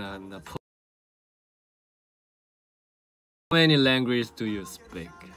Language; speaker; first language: English; non-native, learner; Korean